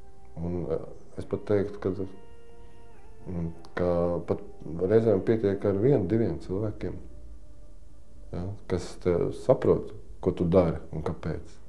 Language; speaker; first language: Latvian; native; Latvian